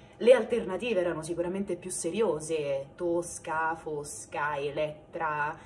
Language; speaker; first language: Italian; native; Italian